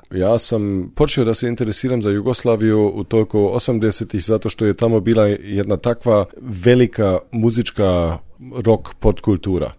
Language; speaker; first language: Croatian; non-native, fluent; German